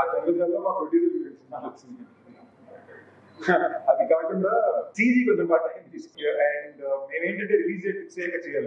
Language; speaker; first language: Telugu; native; Telugu